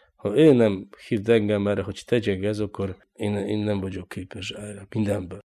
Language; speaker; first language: Hungarian; non-native, learner; Polish